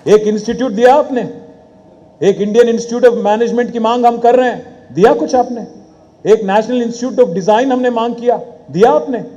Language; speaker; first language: Hindi; non-native, local second language; Telugu